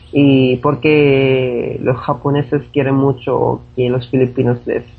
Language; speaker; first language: Spanish; non-native, fluent; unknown